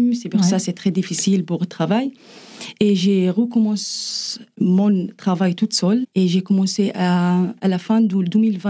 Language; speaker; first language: French; non-native, learner; Arabic